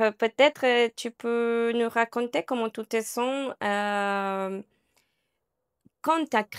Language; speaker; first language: French; non-native, learner; Spanish